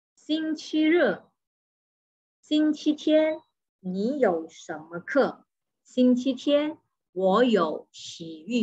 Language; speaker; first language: Chinese; non-native, fluent; Indonesian